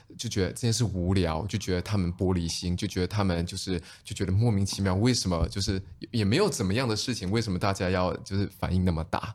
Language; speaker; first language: Chinese; native; Chinese